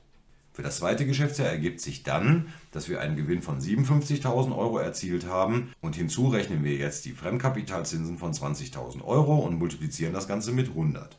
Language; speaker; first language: German; native; German